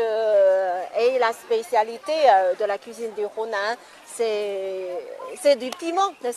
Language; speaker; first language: French; non-native, fluent; Chinese